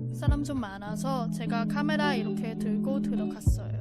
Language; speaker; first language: Korean; non-native, learner; Cantonese